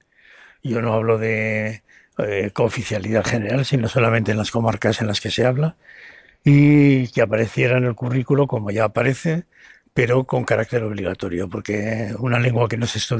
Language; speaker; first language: Spanish; native; Spanish